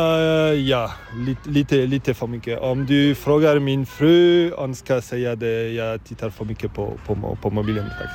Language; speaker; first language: Swedish; non-native, learner; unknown